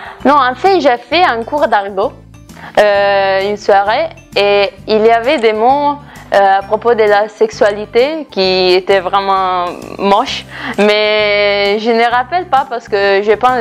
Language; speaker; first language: French; non-native, fluent; Italian